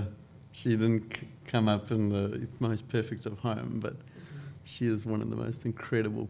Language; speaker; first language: English; native; English